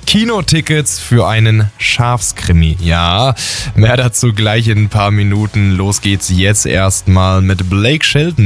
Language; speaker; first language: German; native; German